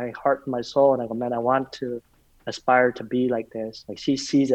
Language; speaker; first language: English; native; English